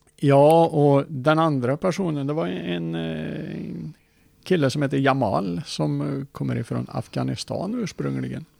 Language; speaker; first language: Swedish; native; Swedish